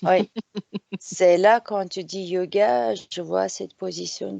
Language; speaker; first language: French; non-native, fluent; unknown